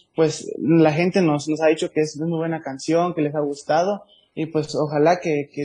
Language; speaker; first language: Spanish; native; Spanish